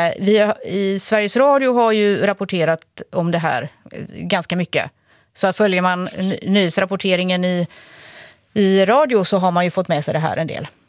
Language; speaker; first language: Swedish; native; Swedish